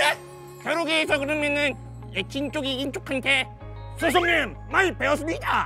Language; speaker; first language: Korean; native; Korean